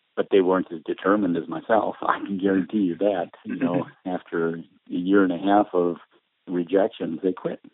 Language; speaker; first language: English; early bilingual, other home language; Spanish